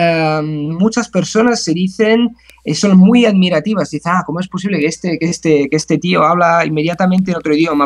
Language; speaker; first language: Spanish; non-native, fluent; Italian